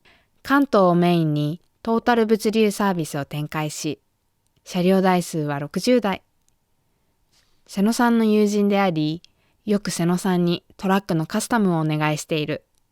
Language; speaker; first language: Japanese; native; Japanese